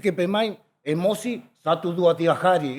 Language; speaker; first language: Indonesian; non-native, fluent; Spanish